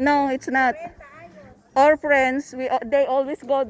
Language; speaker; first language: English; non-native, local second language; Filipino